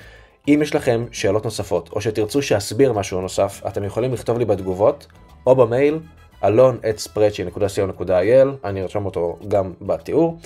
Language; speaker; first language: Hebrew; native; Hebrew